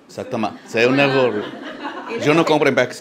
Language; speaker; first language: French; non-native, learner; Spanish